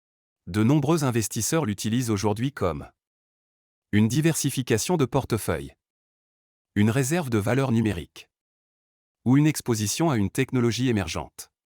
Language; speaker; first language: French; native; French